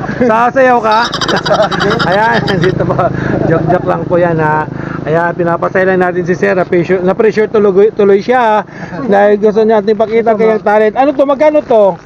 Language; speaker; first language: Filipino; non-native, local second language; Waray